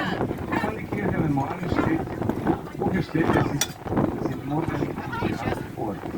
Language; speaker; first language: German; non-native, learner; Croatian